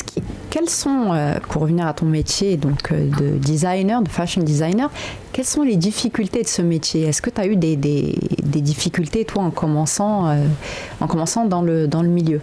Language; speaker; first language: French; native; French